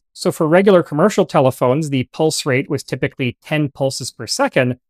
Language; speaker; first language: English; native; English